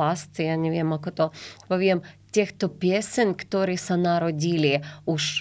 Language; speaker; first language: Slovak; non-native, learner; Ukrainian